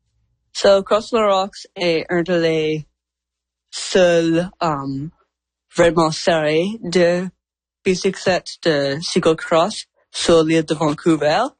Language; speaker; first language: French; non-native, learner; English